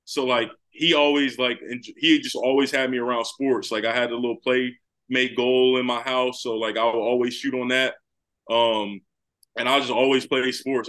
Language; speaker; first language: English; native; English